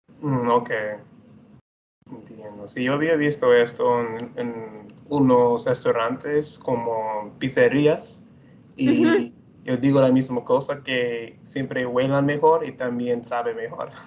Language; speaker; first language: Spanish; non-native, fluent; English